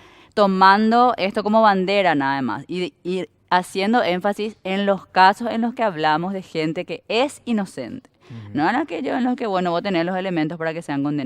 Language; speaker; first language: Spanish; native; Spanish